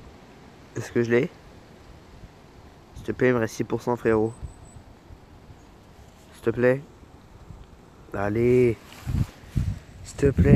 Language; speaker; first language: French; native; French